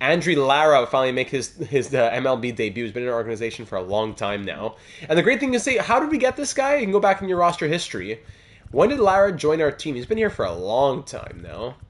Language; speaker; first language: English; native; English